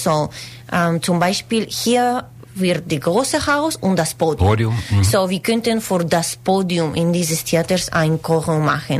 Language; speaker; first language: German; non-native, learner; Spanish